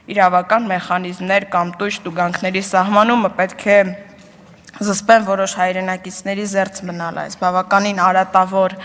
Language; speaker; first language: Armenian; native; Armenian